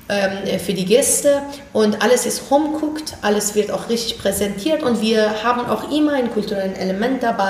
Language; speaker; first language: German; non-native, fluent; Persian